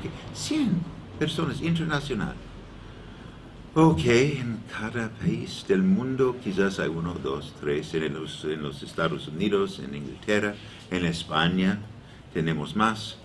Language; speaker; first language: Spanish; non-native, learner; English